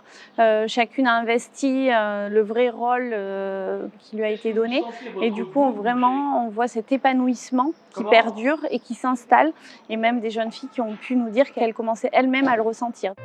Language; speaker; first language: French; native; French